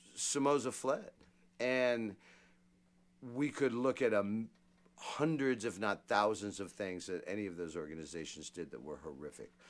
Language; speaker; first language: English; native; English